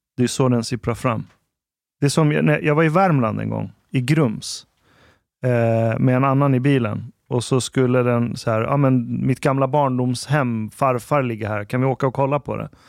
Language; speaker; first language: Swedish; early bilingual, other home language; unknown